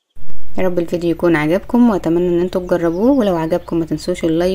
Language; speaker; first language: Arabic; native; Arabic